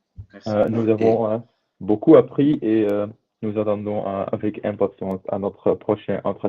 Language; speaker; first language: French; non-native, local second language; Dutch